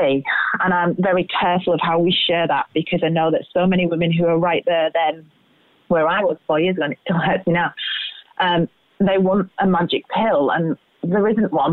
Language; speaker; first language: English; native; English